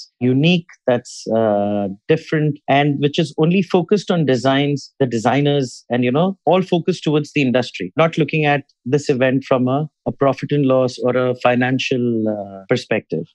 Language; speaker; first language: English; non-native, local second language; Urdu